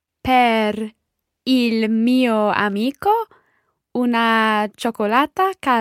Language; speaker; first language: Italian; non-native, learner; English